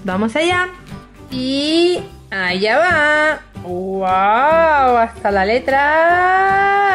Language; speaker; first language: Spanish; native; Spanish